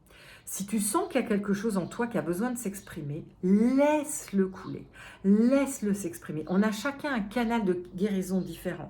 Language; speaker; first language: French; native; French